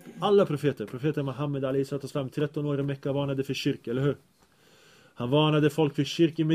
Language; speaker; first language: Swedish; early bilingual, other home language; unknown